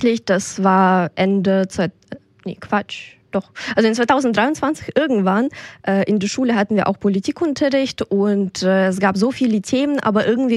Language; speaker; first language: German; non-native, fluent; Russian